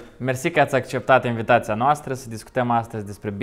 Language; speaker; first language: Romanian; native; Romanian